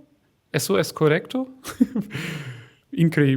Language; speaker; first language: Spanish; non-native, learner; German